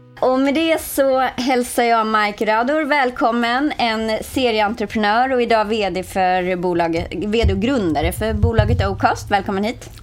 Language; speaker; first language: Swedish; native; Swedish